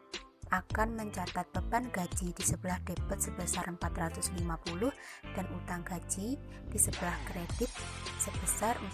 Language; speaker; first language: Indonesian; native; Indonesian